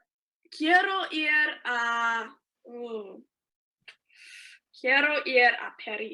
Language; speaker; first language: Spanish; non-native, learner; English